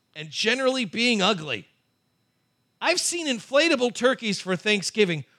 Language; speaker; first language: English; native; English